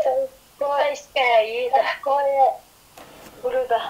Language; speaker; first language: Russian; non-native, local second language; Kyrgyz